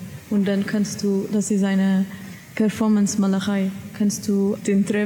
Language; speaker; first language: German; non-native, learner; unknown